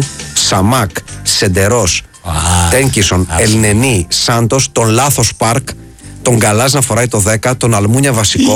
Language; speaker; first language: Greek; native; Greek